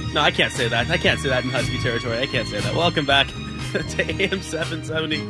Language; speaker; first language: English; native; English